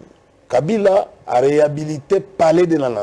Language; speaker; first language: French; non-native, local second language; Lingala